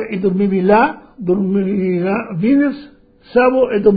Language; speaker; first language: Italian; non-native, local second language; Friulian